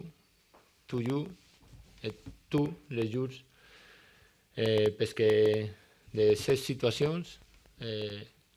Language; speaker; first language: French; non-native, learner; Spanish